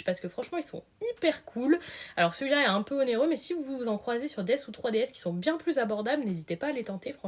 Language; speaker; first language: French; native; French